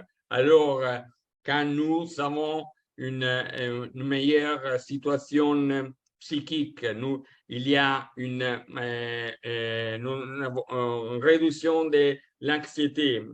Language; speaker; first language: French; non-native, fluent; Italian